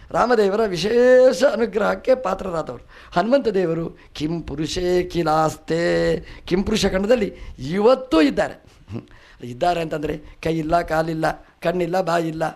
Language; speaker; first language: Kannada; non-native, local second language; Tulu